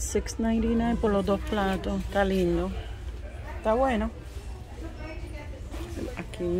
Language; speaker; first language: Spanish; early bilingual, heritage; Spanish